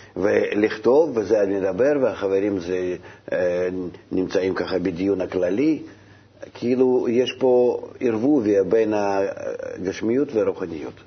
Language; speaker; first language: Hebrew; non-native, fluent; Russian